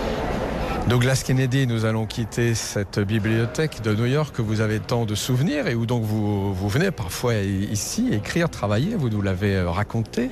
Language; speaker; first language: French; native; French